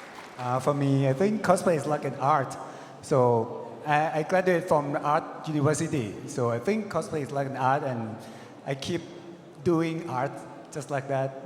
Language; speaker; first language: English; non-native, learner; Thai